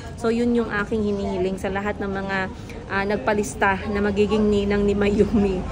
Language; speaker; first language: Filipino; non-native, local second language; Cebuano